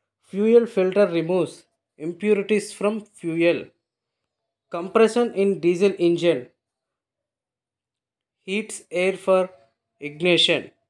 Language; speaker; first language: English; non-native, local second language; Telugu